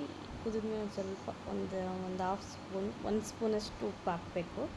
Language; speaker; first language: Kannada; native; Kannada